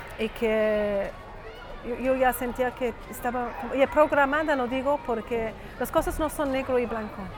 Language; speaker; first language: Spanish; non-native, fluent; English